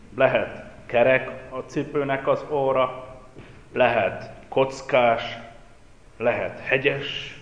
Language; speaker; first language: Hungarian; native; Hungarian